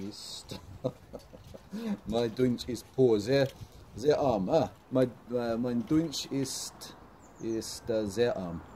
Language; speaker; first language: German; non-native, learner; English